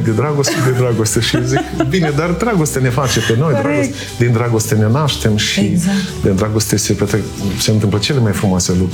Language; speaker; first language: Romanian; native; Romanian